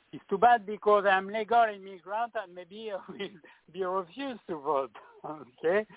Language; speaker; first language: English; non-native, fluent; French